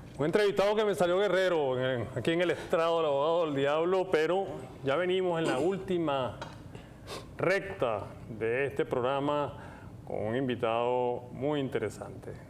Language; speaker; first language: Spanish; native; Spanish